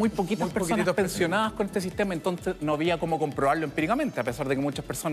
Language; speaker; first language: Spanish; native; Spanish